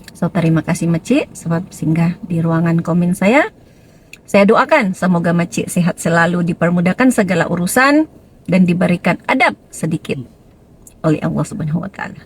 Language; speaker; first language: Malay; non-native, local second language; Tausug